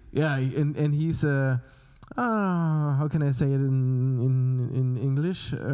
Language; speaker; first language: English; non-native, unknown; German